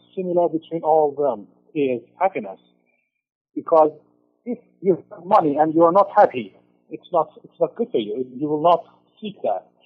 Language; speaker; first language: English; non-native, fluent; Persian